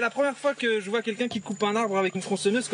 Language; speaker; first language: French; native; French